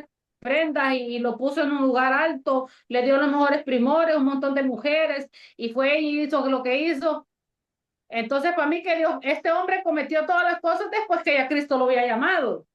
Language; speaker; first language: Spanish; native; Spanish